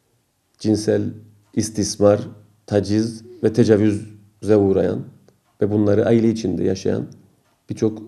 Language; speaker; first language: Turkish; native; Turkish